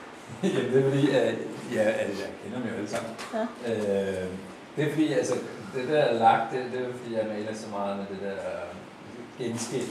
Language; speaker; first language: Danish; native; Danish